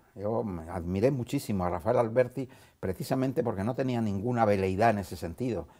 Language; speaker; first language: Spanish; native; Spanish